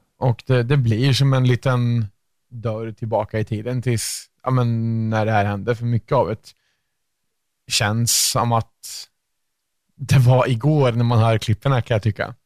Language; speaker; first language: Swedish; native; Swedish